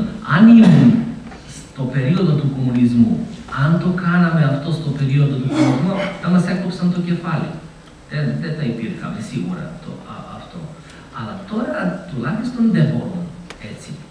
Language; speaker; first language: Greek; non-native, fluent; Macedonian